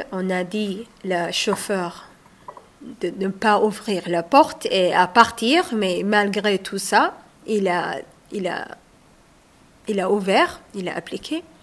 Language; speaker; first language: French; non-native, learner; Somali